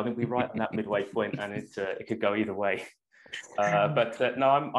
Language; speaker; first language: English; native; English